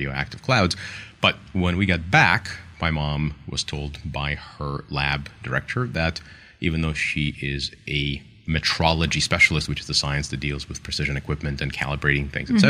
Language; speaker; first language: English; non-native, fluent; Ukrainian